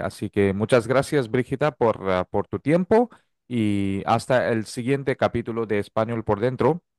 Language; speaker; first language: Spanish; non-native, fluent; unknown